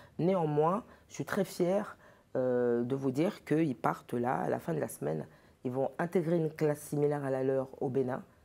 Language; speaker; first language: French; early bilingual, other home language; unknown